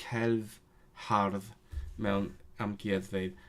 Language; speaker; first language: Welsh; non-native, learner; Cantonese